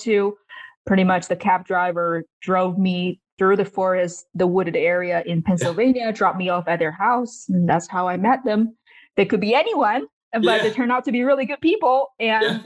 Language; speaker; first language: English; non-native, fluent; Chinese